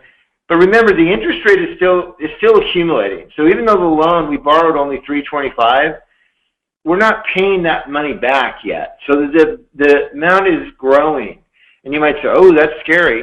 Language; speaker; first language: English; native; English